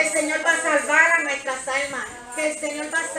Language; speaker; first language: Spanish; native; Spanish